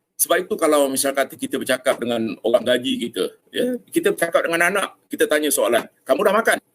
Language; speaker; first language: Malay; native; Malay